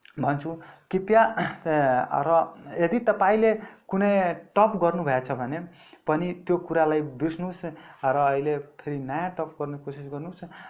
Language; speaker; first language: Nepali; non-native, local second language; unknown